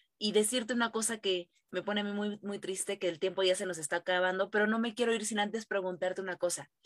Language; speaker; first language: Spanish; native; Spanish